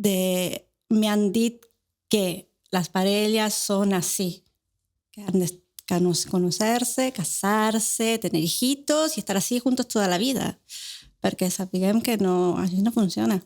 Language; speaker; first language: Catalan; non-native, learner; Spanish